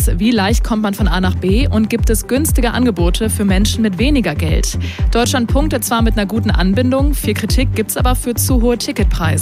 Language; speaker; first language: German; native; German